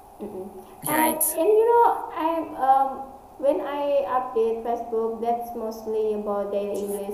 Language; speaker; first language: English; non-native, learner; Indonesian